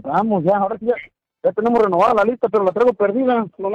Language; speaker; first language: Spanish; native; Spanish